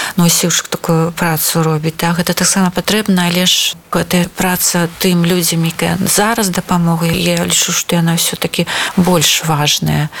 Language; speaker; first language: Belarusian; non-native, local second language; Russian